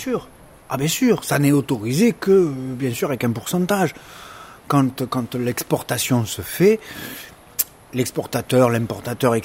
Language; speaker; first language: French; native; French